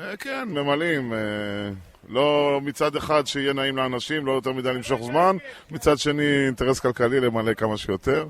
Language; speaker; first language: Hebrew; native; Hebrew